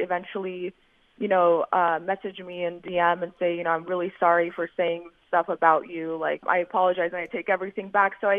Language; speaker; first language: English; native; English